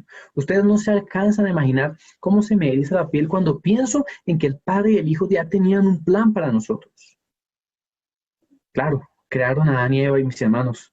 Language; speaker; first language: Spanish; native; Spanish